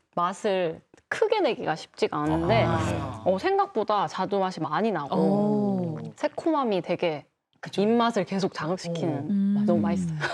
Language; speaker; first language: Korean; native; Korean